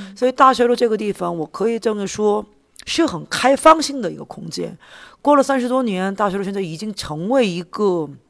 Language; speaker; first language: Chinese; non-native, fluent; Korean